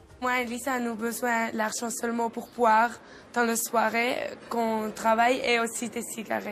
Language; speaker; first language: French; non-native, learner; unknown